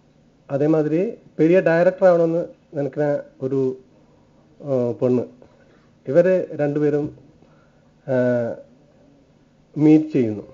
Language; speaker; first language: Tamil; non-native, learner; Malayalam